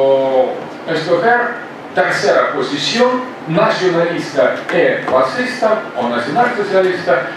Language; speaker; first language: Spanish; non-native, fluent; Russian